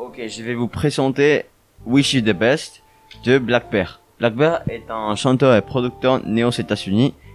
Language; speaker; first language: French; early bilingual, other home language; Spanish